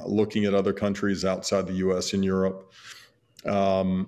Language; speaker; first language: English; native; English